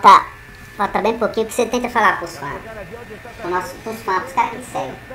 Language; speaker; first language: Portuguese; native; Portuguese